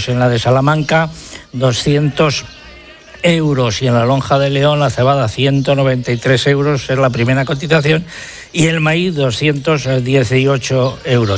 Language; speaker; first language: Spanish; native; Spanish